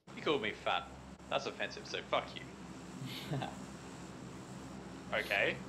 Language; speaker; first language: English; native; English